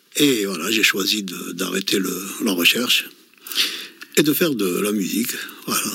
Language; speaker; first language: French; non-native, local second language; Kabyle